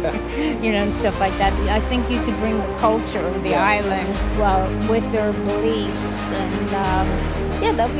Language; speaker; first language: English; native; English